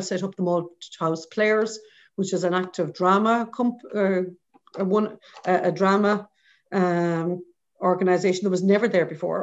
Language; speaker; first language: English; native; English